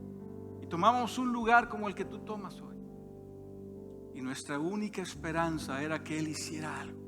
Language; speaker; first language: Spanish; native; Spanish